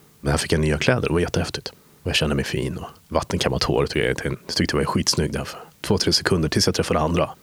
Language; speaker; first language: Swedish; native; Swedish